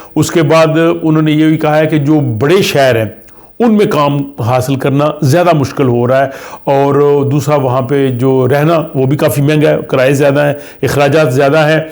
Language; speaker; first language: Urdu; native; Urdu